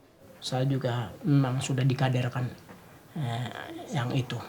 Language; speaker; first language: Indonesian; non-native, local second language; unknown